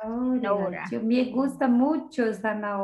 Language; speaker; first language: Spanish; non-native, learner; Portuguese